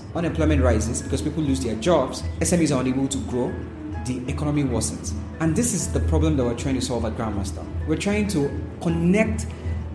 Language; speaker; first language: English; non-native, local second language; Yoruba